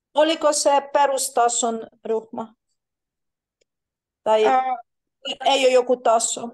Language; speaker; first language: Finnish; non-native, learner; Ukrainian